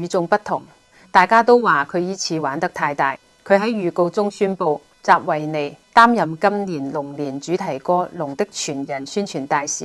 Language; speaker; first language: Chinese; non-native, local second language; Cantonese